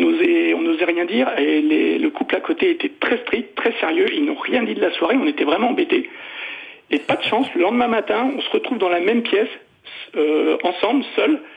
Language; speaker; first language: French; native; French